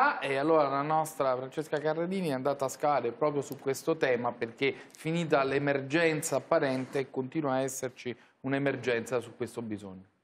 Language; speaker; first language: Italian; native; Italian